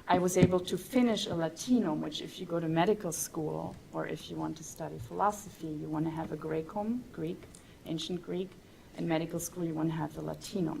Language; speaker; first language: English; non-native, fluent; German